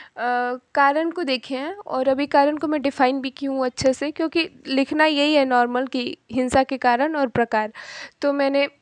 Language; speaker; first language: Hindi; native; Hindi